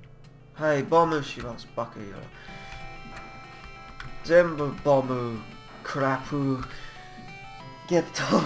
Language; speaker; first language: Japanese; non-native, learner; English